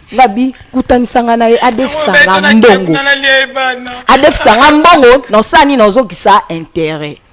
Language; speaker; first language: Lingala; non-native, local second language; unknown